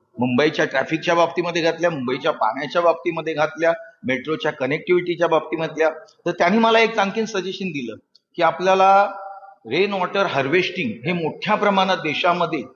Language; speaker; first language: Marathi; native; Marathi